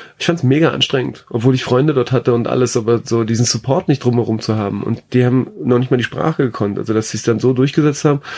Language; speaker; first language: German; early bilingual, other home language; Persian